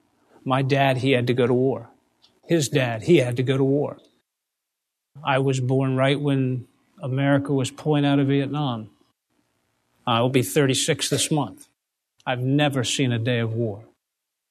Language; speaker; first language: English; native; English